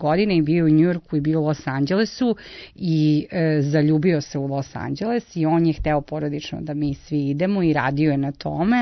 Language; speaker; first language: Serbian; early bilingual, heritage; Serbian